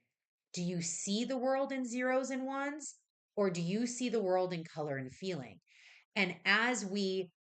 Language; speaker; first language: English; native; English